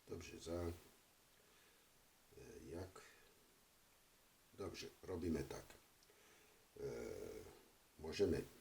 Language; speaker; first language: Polish; non-native, fluent; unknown